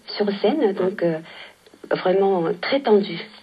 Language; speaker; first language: French; non-native, fluent; Korean